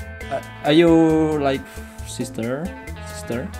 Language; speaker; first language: English; non-native, learner; Indonesian